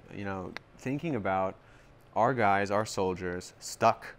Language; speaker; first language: English; native; English